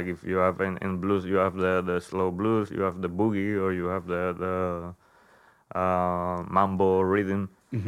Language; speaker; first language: English; non-native, fluent; Spanish